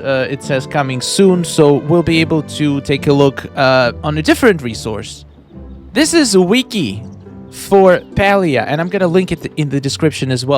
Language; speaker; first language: English; non-native, fluent; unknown